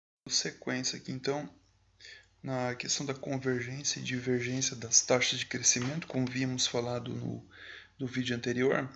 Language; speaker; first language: Portuguese; native; Portuguese